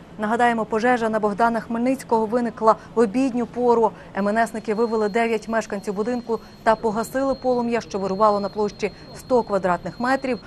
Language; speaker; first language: Ukrainian; native; Ukrainian